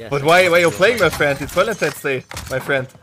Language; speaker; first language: English; non-native, learner; German